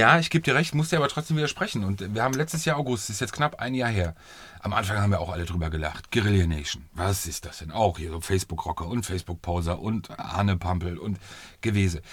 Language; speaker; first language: German; native; German